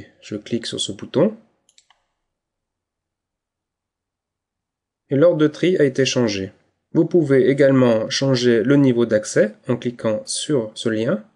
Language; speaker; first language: French; native; French